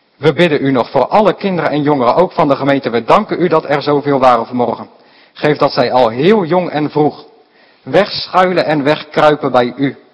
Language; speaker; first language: Dutch; native; Dutch